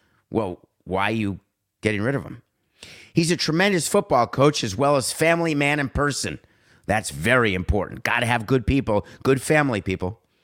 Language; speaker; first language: English; native; English